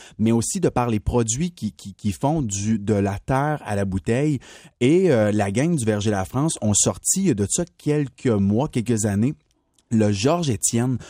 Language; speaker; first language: French; native; French